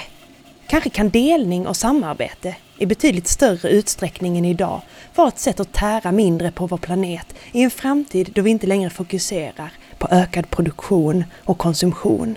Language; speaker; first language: Swedish; native; Swedish